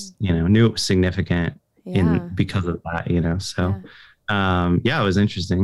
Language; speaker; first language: English; native; English